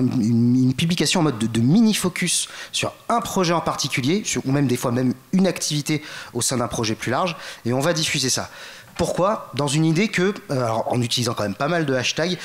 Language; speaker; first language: French; native; French